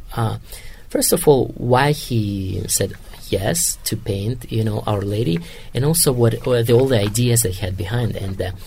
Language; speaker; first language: English; non-native, fluent; Kazakh